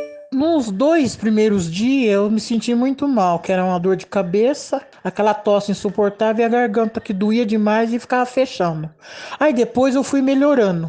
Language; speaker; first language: Portuguese; native; Portuguese